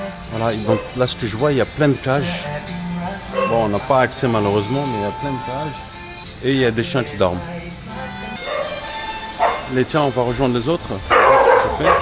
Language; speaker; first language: French; native; French